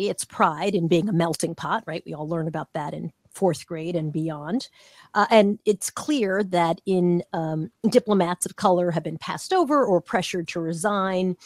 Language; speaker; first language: English; native; English